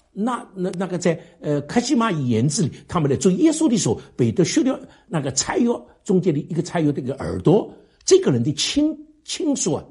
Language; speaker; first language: Chinese; native; Chinese